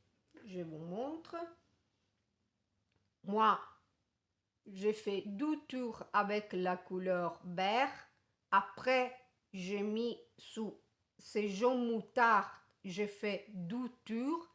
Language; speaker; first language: French; non-native, fluent; Italian